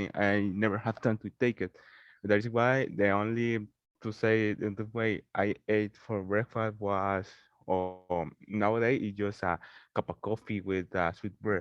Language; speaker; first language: English; non-native, learner; Spanish